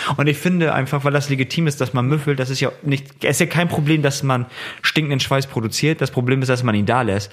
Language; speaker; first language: German; early bilingual, other home language; Turkish